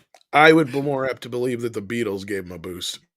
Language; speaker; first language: English; native; English